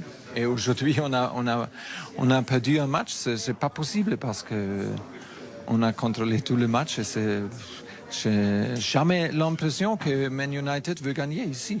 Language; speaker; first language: French; non-native, fluent; German